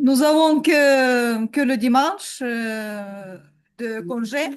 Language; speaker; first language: French; non-native, learner; Ukrainian